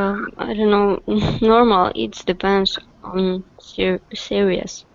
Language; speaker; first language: English; non-native, learner; Russian